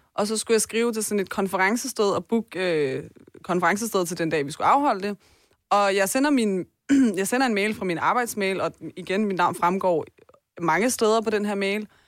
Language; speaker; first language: Danish; early bilingual, other home language; Persian